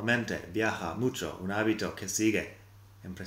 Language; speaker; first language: Spanish; non-native, fluent; English